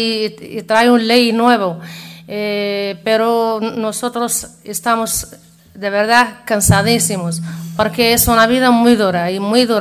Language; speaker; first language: Spanish; non-native, learner; Arabic